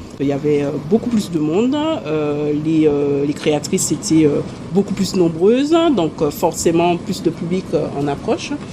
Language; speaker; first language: French; native; French